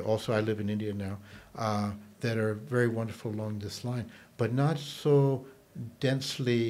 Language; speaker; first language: English; native; English